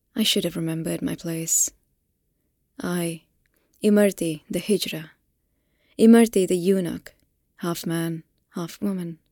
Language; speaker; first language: English; non-native, local second language; Hindi